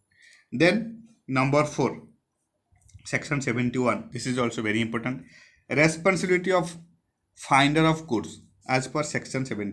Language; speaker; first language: English; non-native, local second language; Hindi